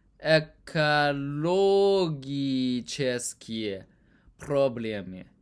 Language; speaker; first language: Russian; non-native, learner; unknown